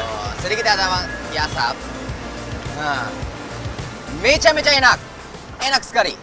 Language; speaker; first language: Indonesian; non-native, learner; Japanese